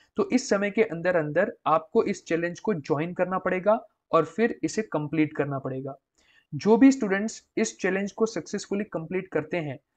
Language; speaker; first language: Hindi; non-native, local second language; Gujarati